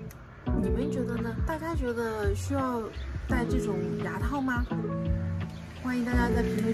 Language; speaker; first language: Chinese; native; Chinese